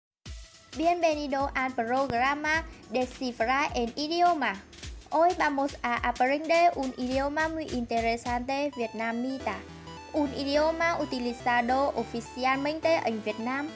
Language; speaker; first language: Spanish; non-native, learner; Vietnamese